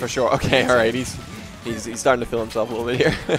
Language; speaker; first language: English; native; English